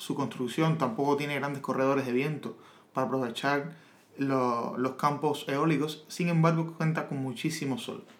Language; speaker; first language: Spanish; native; Spanish